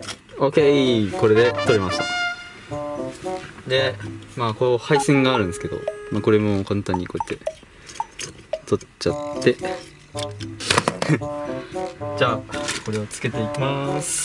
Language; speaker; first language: Japanese; native; Japanese